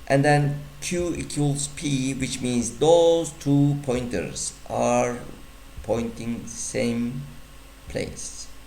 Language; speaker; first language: English; non-native, fluent; Turkish